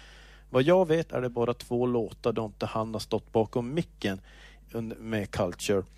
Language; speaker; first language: Swedish; native; Swedish